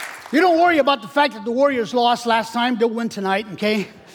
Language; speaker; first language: English; early bilingual, other home language; Spanish